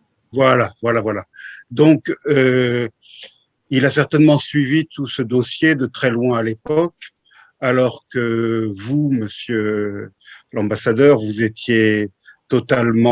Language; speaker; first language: French; native; French